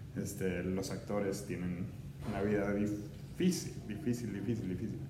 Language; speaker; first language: Spanish; native; Spanish